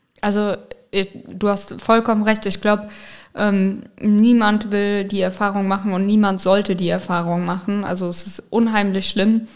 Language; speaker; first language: German; native; German